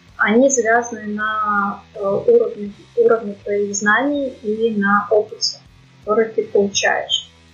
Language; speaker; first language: Russian; native; Russian